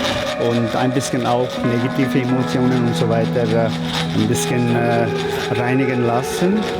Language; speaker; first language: German; non-native, fluent; Tibetan